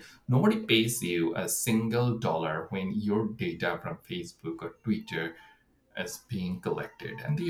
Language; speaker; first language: English; non-native, local second language; Bangla